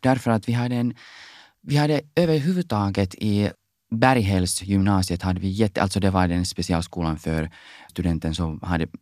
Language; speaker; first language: Swedish; non-native, local second language; Finnish